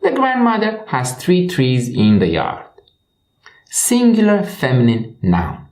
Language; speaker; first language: English; non-native, fluent; Romanian